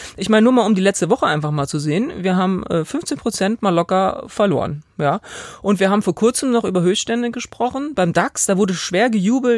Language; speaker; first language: German; native; German